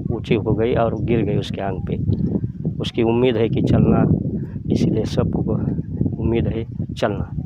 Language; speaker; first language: Hindi; non-native, local second language; Urdu